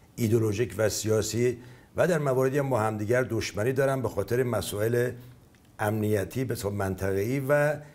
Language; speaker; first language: Persian; native; Persian